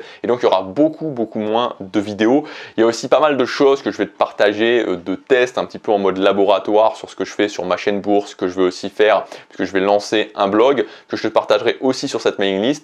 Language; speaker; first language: French; native; French